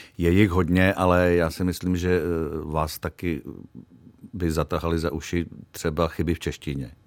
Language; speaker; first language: Czech; native; Czech